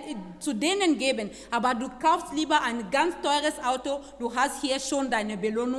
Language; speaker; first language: German; non-native, fluent; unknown